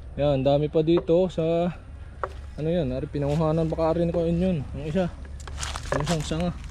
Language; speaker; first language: Filipino; native; Filipino